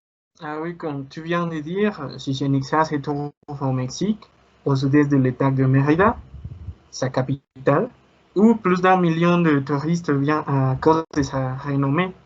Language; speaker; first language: French; non-native, learner; Spanish